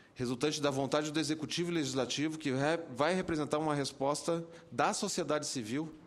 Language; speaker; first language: Portuguese; native; Portuguese